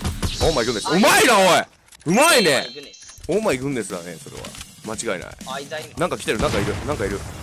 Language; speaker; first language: Japanese; native; Japanese